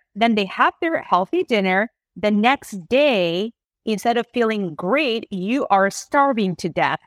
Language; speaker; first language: English; non-native, fluent; Spanish